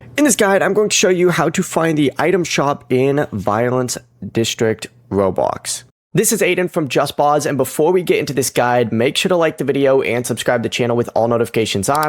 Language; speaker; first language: English; native; English